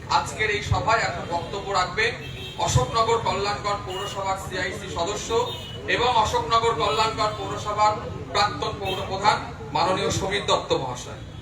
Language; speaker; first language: Bangla; native; Bangla